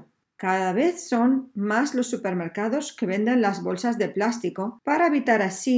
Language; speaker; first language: Spanish; native; Spanish